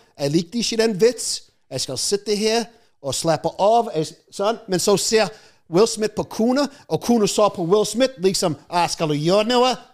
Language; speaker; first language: Norwegian; non-native, fluent; English